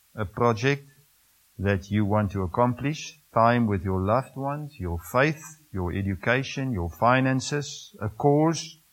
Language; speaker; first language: English; non-native, local second language; Afrikaans